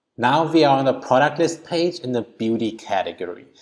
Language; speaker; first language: English; early bilingual, other home language; Thai